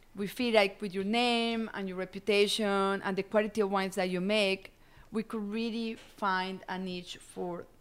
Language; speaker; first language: English; non-native, fluent; Spanish